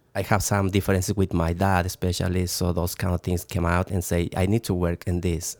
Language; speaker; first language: English; non-native, learner; Spanish